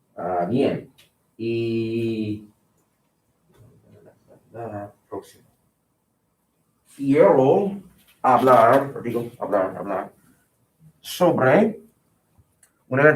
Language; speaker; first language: Spanish; non-native, fluent; English